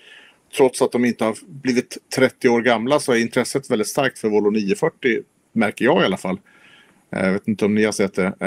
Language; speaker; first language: Swedish; native; Swedish